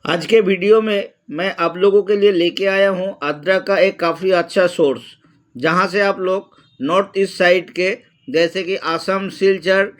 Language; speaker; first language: Hindi; non-native, local second language; Bangla